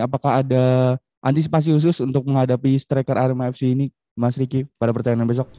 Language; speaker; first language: Indonesian; native; Indonesian